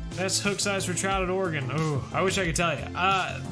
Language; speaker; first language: English; native; English